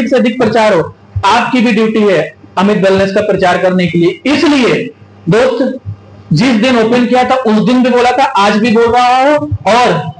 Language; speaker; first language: Hindi; native; Hindi